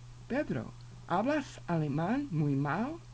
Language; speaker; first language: Spanish; non-native, fluent; English